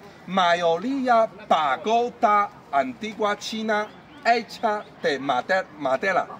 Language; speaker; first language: Spanish; non-native, learner; Chinese